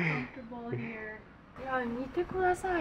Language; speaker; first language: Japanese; non-native, learner; Spanish